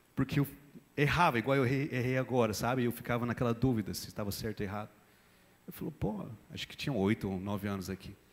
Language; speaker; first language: Portuguese; non-native, fluent; English